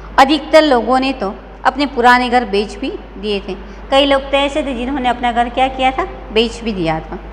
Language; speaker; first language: Hindi; non-native, local second language; Gujarati